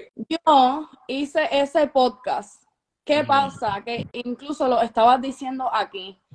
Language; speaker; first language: Spanish; native; Spanish